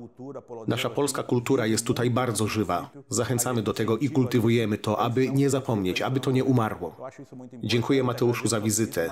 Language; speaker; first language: Polish; native; Polish